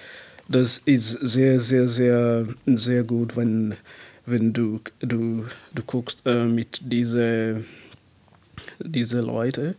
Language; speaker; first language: German; non-native, learner; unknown